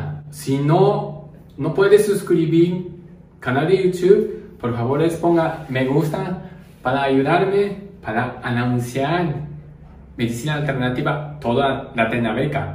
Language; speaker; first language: Spanish; non-native, learner; Japanese